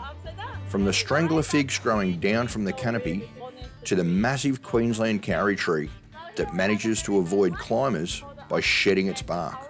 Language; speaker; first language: English; native; English